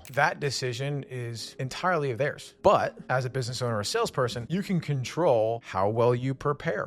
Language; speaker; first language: English; native; English